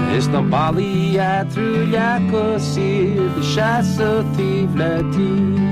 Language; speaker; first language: English; native; English